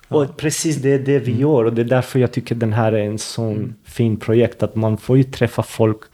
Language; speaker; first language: Swedish; non-native, fluent; Romanian